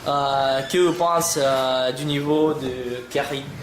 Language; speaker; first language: French; non-native, learner; Russian